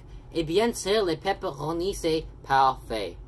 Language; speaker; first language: French; non-native, learner; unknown